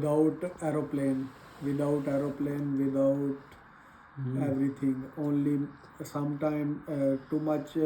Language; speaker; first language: English; non-native, learner; Urdu